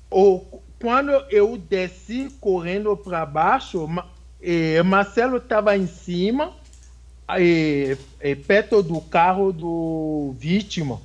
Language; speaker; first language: Portuguese; non-native, fluent; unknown